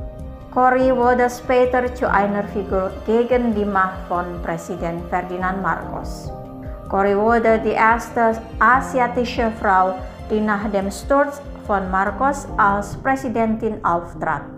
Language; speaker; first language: German; non-native, fluent; Indonesian